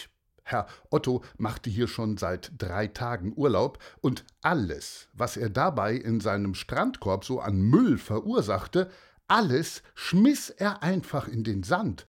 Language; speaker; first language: German; native; German